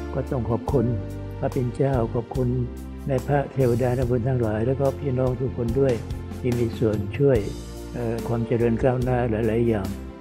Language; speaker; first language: Thai; non-native, local second language; Vietnamese